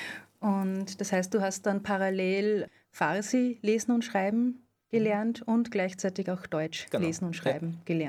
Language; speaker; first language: German; native; German